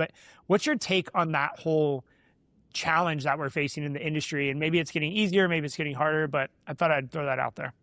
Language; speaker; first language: English; native; English